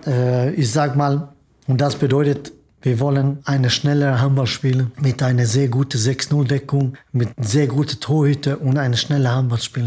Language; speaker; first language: German; non-native, fluent; Swedish